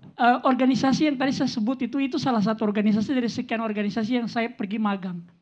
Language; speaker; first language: Indonesian; native; Indonesian